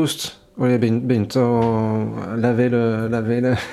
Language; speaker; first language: Norwegian; non-native, fluent; French